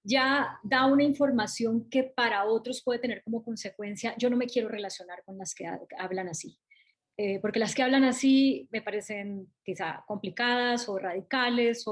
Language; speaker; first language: Spanish; native; Spanish